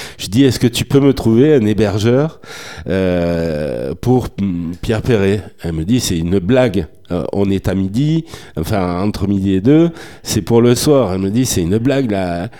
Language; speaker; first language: French; native; French